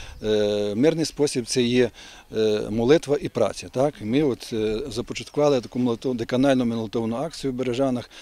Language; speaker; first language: Ukrainian; native; Ukrainian